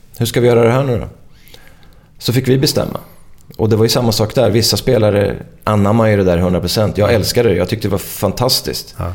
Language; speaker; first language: Swedish; native; Swedish